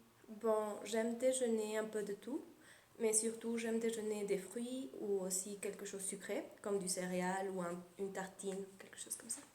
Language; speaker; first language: French; early bilingual, heritage; Spanish